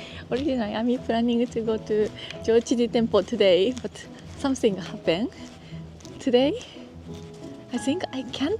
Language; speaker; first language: English; non-native, learner; Japanese